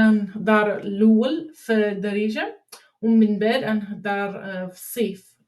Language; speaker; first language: Arabic; non-native, learner; English